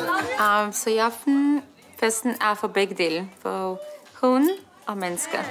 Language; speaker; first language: Danish; non-native, fluent; Russian